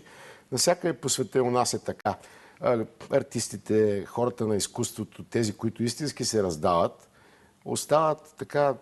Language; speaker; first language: Bulgarian; native; Bulgarian